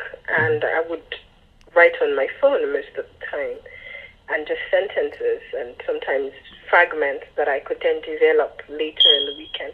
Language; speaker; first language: English; non-native, local second language; Yoruba